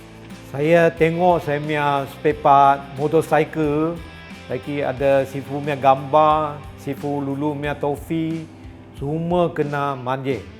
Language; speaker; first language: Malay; non-native, local second language; Chinese